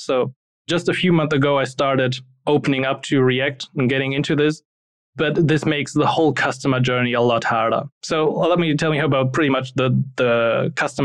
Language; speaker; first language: English; non-native, fluent; German